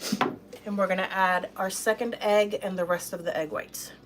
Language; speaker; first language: English; native; English